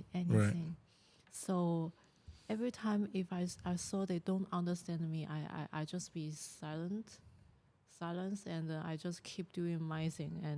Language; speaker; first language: English; non-native, learner; Chinese